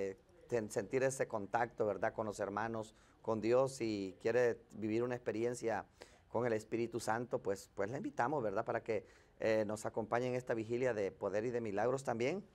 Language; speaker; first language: Spanish; native; Spanish